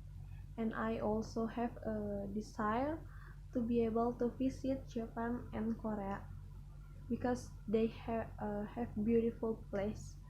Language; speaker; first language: English; non-native, learner; Indonesian